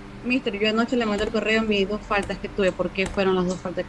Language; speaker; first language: Spanish; native; Spanish